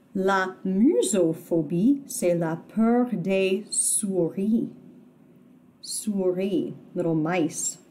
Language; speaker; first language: French; non-native, fluent; English